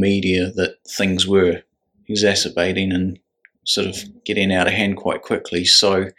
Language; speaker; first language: English; native; English